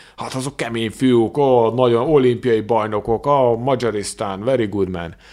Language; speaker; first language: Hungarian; native; Hungarian